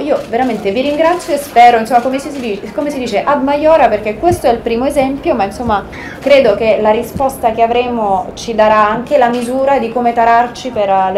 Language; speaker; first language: Italian; native; Italian